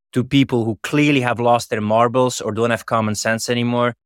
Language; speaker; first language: English; non-native, fluent; Dutch